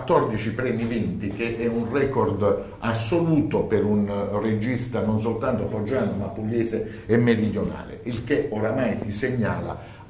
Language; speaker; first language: Italian; native; Italian